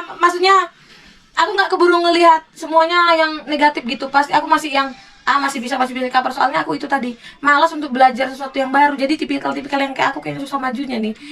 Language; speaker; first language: Indonesian; native; Indonesian